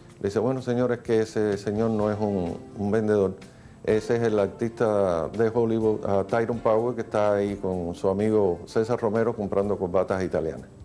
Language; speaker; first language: Spanish; native; Spanish